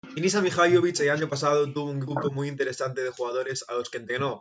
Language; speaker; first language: Spanish; native; Spanish